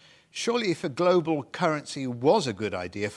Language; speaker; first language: English; native; English